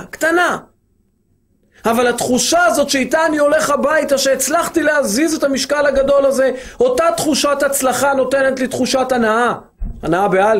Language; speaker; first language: Hebrew; native; Hebrew